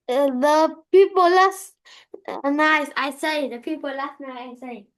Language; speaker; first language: English; non-native, learner; Vietnamese